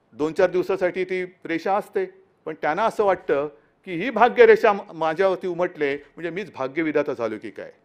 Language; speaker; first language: Marathi; native; Marathi